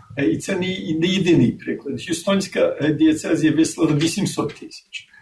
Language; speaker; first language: Ukrainian; early bilingual, heritage; Ukrainian